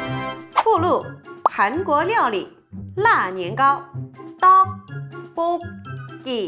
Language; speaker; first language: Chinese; non-native, fluent; Korean